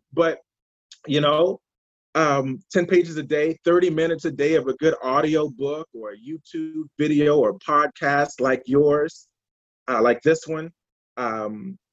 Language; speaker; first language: English; native; English